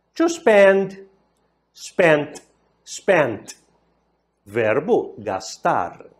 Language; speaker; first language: English; non-native, fluent; Portuguese